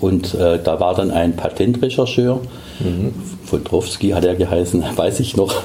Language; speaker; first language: German; native; German